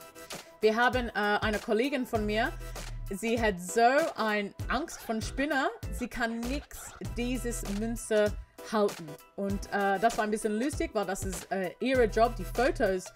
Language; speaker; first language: German; non-native, learner; English